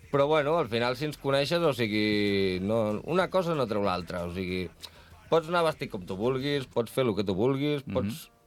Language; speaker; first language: Catalan; non-native, local second language; Spanish